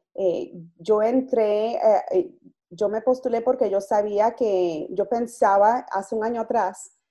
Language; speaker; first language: Spanish; early bilingual, heritage; Spanish